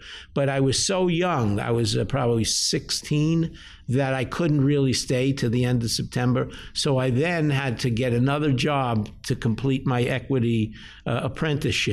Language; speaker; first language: English; early bilingual, other home language; Yiddish